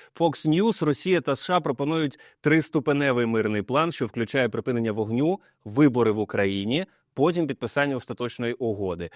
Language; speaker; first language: Ukrainian; native; Ukrainian